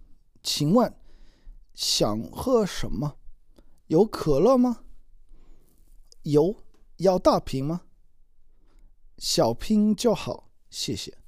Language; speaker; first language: Chinese; non-native, learner; English